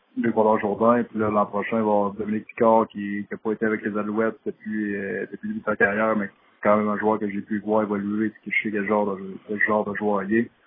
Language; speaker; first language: French; native; French